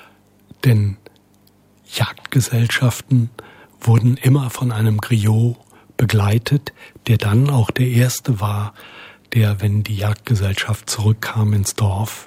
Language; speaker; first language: German; native; German